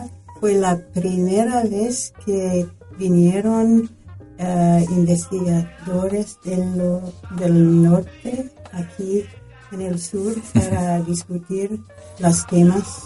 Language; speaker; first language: Spanish; non-native, fluent; English